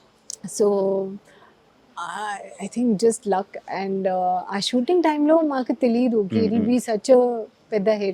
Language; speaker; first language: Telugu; non-native, learner; Hindi